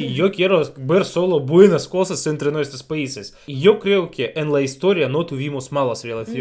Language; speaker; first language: Spanish; non-native, learner; Russian